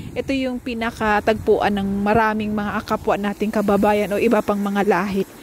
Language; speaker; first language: Filipino; non-native, local second language; Cebuano